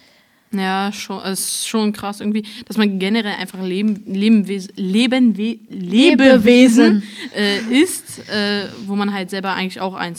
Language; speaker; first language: German; native; German